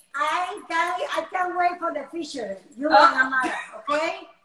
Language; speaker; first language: English; non-native, learner; Spanish